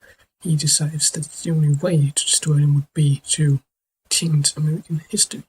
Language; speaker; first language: English; non-native, fluent; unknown